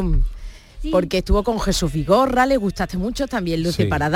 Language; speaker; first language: Spanish; native; Spanish